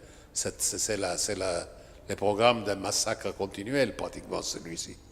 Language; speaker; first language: French; non-native, fluent; Italian